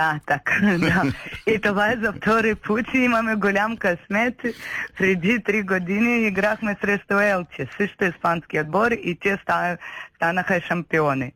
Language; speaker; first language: Bulgarian; non-native, learner; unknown